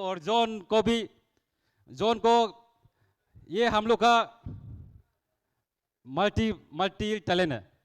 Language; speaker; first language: Hindi; non-native, local second language; Kok Borok